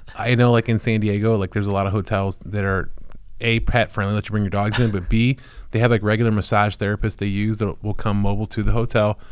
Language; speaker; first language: English; native; English